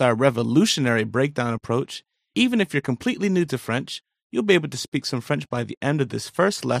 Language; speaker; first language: English; native; English